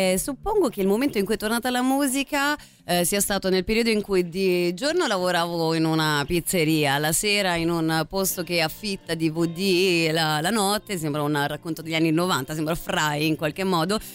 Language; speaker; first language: Italian; native; Italian